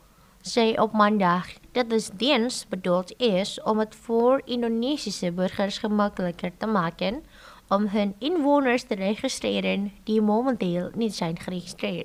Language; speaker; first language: Dutch; non-native, fluent; Indonesian